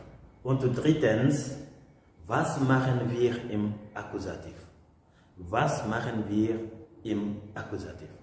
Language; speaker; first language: German; non-native, fluent; French